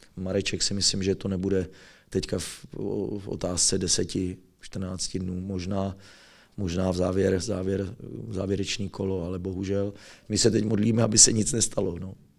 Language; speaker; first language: Czech; native; Czech